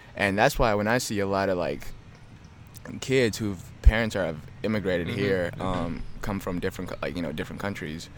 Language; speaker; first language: English; early bilingual, other home language; Amharic